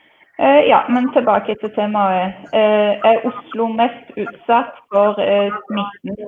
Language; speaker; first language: Norwegian; non-native, fluent; Polish